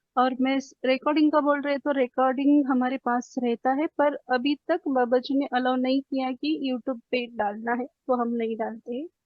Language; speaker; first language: Hindi; non-native, local second language; Marathi